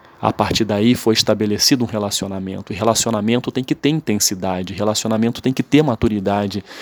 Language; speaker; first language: Portuguese; native; Portuguese